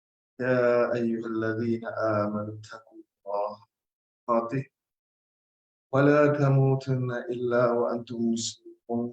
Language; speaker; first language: Arabic; non-native, fluent; Malay